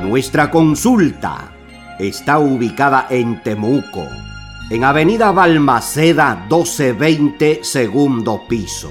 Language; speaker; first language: Spanish; native; Spanish